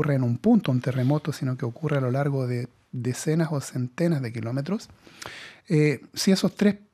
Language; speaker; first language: Spanish; native; Spanish